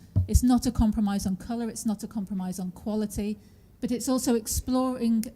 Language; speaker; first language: English; non-native, fluent; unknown